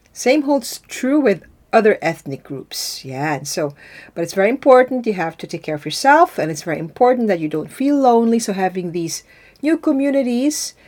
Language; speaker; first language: English; non-native, local second language; Filipino